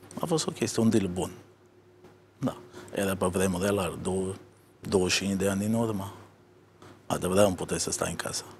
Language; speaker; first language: Romanian; non-native, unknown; Italian